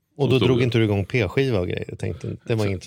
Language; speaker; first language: Swedish; native; Swedish